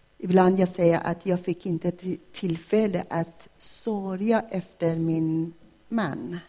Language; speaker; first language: Swedish; non-native, fluent; Persian